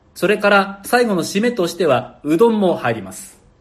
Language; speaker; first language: Japanese; native; Japanese